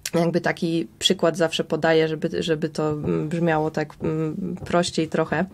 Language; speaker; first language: Polish; native; Polish